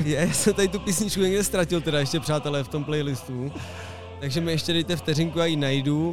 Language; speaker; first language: Czech; native; Czech